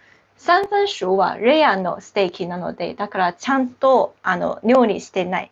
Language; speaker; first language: Japanese; non-native, local second language; Chinese